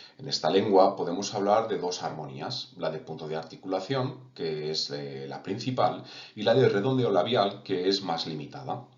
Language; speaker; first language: Spanish; non-native, local second language; Catalan